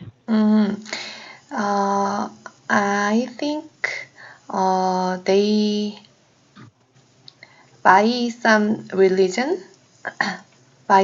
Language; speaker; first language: English; non-native, learner; Korean